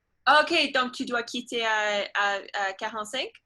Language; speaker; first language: French; non-native, learner; English